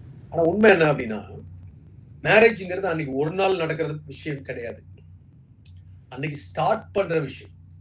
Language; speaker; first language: Tamil; native; Tamil